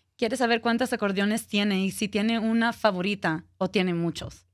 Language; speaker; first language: Spanish; early bilingual, heritage; Spanish